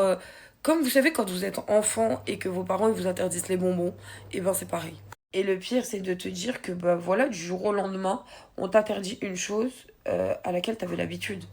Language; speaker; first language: French; native; French